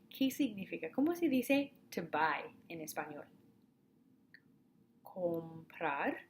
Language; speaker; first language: Spanish; non-native, fluent; English